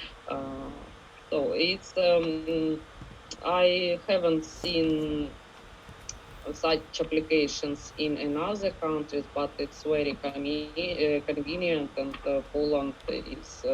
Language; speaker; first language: English; non-native, learner; Ukrainian